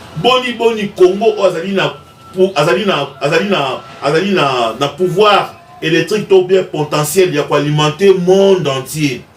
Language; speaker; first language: Lingala; non-native, local second language; Kongo